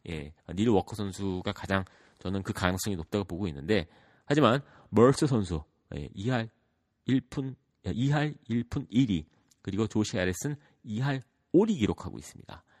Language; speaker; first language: Korean; early bilingual, heritage; Korean